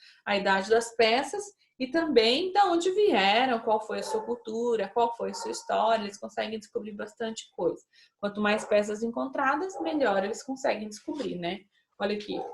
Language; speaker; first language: Portuguese; native; Portuguese